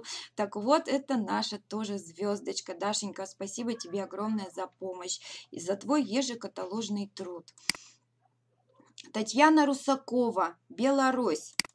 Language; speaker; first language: Russian; native; Russian